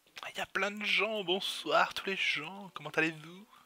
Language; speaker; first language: French; native; French